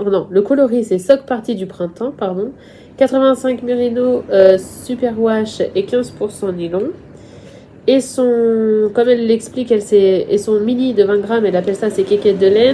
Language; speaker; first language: French; native; French